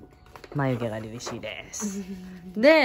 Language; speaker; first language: Japanese; native; Japanese